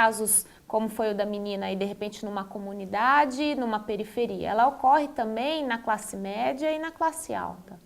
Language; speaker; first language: Portuguese; native; Portuguese